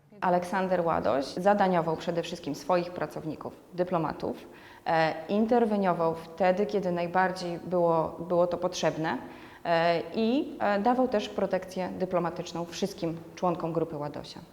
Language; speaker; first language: Polish; native; Polish